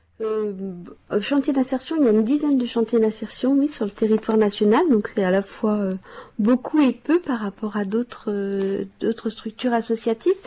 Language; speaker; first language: French; native; French